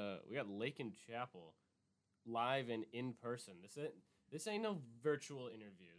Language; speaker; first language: English; native; English